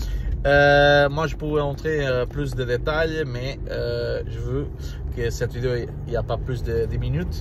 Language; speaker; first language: French; non-native, learner; Portuguese